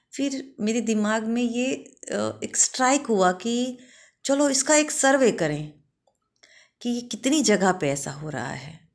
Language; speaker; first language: Hindi; non-native, local second language; Gujarati